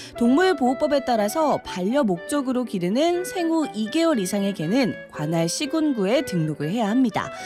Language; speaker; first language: Korean; native; Korean